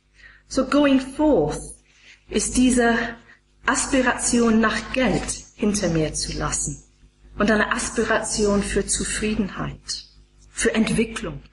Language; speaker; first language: German; non-native, fluent; English